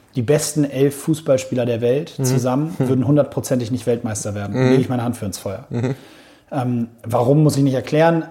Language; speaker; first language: German; native; German